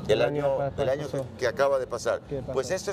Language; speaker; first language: Spanish; native; Spanish